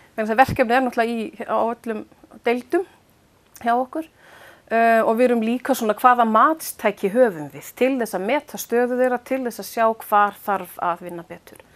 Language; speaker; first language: Icelandic; native; Icelandic